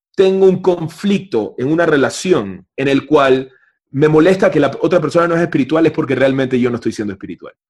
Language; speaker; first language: Spanish; native; Spanish